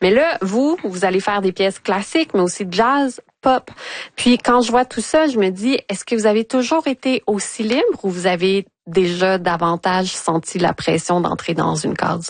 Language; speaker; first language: French; native; French